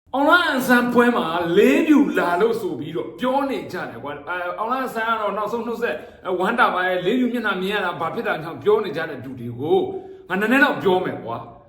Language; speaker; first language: Burmese; native; Burmese